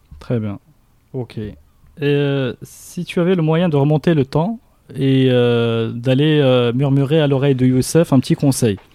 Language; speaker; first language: French; non-native, local second language; Arabic